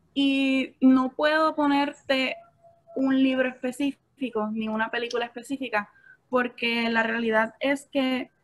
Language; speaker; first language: Spanish; native; Spanish